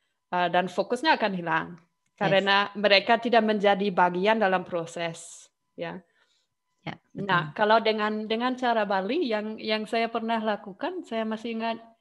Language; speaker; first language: Indonesian; non-native, fluent; German